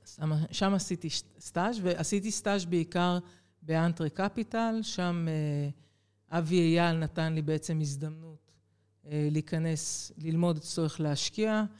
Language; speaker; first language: Hebrew; native; Hebrew